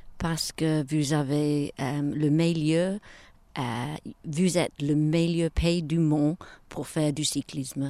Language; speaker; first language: French; non-native, learner; English